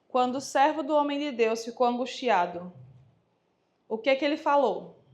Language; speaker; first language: Portuguese; native; Portuguese